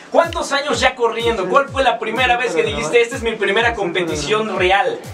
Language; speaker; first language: Spanish; native; Spanish